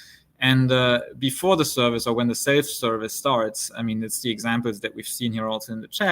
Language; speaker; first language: English; non-native, fluent; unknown